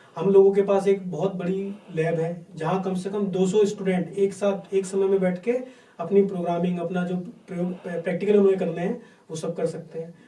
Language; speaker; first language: Hindi; native; Hindi